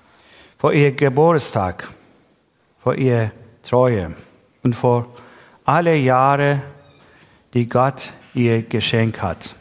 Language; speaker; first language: German; non-native, learner; Persian